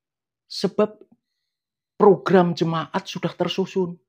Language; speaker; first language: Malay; non-native, local second language; Javanese